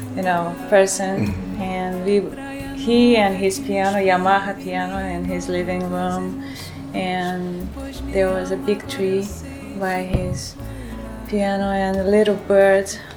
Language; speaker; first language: English; early bilingual, other home language; Portuguese